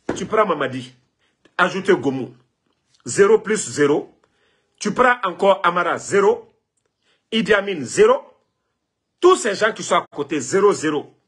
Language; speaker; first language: French; non-native, local second language; Mandingo